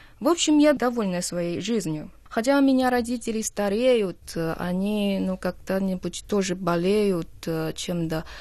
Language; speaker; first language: Russian; non-native, fluent; Chinese